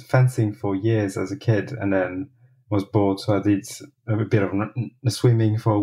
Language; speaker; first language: English; non-native, fluent; French